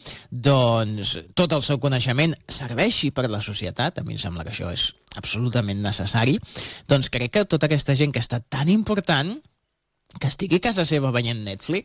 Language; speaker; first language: Catalan; native; Catalan